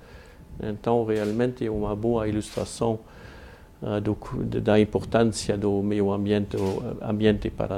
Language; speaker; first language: Portuguese; non-native, fluent; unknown